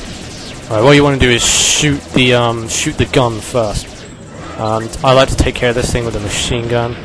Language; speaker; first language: English; native; English